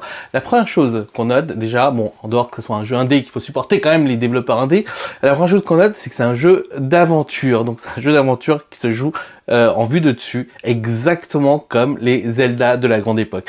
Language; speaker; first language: French; native; French